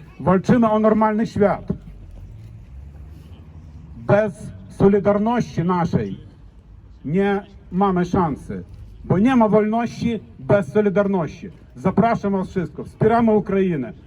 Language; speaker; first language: Polish; non-native, fluent; Ukrainian